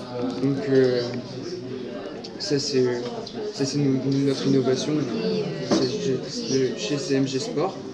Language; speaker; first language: French; native; French